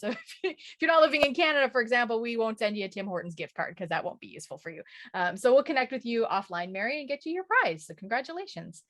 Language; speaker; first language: English; native; English